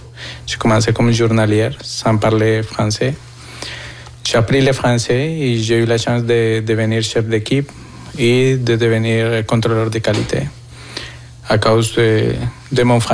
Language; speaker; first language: French; non-native, fluent; Spanish